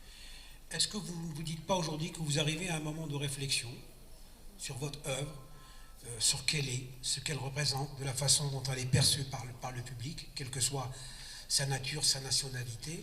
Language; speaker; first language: French; non-native, local second language; Kabyle